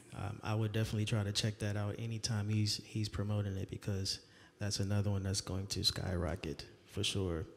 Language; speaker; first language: English; native; English